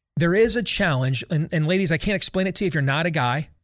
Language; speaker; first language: English; native; English